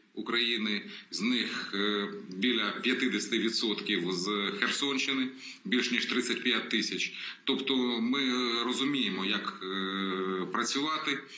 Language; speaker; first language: Ukrainian; native; Ukrainian